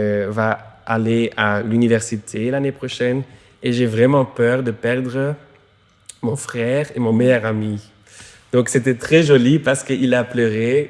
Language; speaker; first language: French; non-native, local second language; Dutch